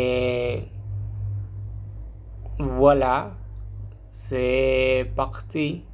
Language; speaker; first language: French; non-native, learner; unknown